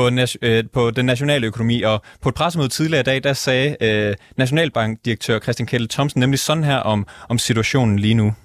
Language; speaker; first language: Danish; native; Danish